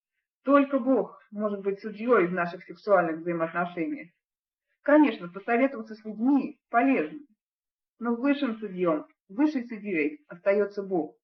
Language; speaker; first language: Russian; native; Russian